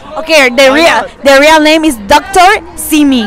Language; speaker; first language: English; non-native, learner; Spanish